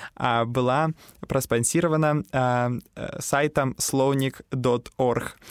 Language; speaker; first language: Belarusian; non-native, local second language; Russian